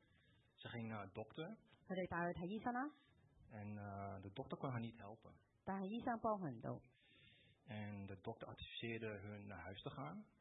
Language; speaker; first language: Dutch; early bilingual, other home language; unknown